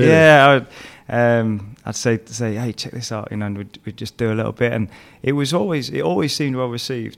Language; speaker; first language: English; native; English